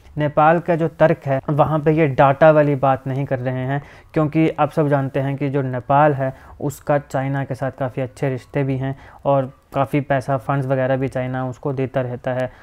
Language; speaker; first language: Hindi; native; Hindi